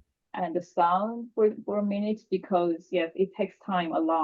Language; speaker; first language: English; non-native, learner; Korean